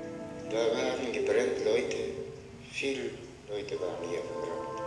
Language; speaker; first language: German; non-native, learner; Polish